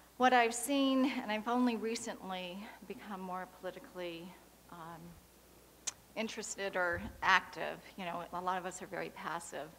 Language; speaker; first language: English; native; English